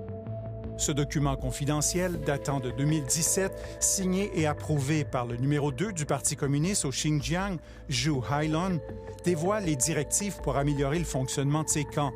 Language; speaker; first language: French; native; French